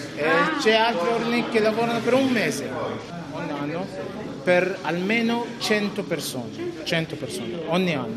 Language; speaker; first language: Italian; non-native, fluent; Arabic